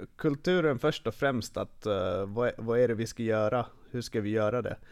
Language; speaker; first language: Swedish; early bilingual, other home language; Finnish